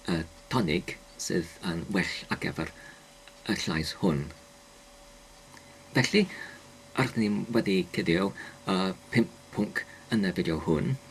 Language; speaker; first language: Welsh; non-native, learner; English